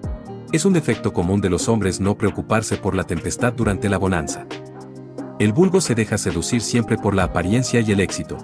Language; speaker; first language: Spanish; native; Spanish